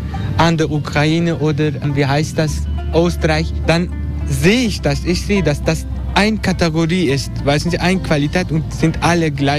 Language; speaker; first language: German; non-native, learner; Turkish